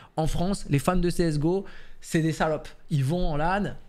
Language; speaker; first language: French; native; French